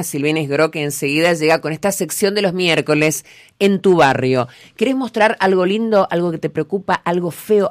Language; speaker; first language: Spanish; native; Spanish